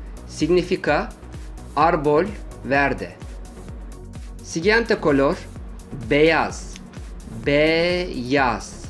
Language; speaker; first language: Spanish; non-native, fluent; Turkish